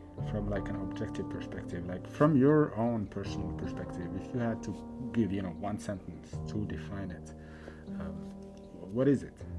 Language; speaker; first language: English; non-native, fluent; Arabic